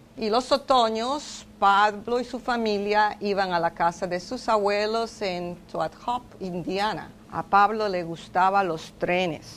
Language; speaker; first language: Spanish; non-native, fluent; English